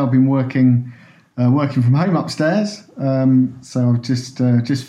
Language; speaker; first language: English; native; English